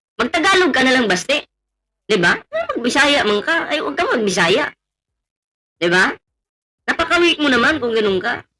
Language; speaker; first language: Filipino; non-native, local second language; Cebuano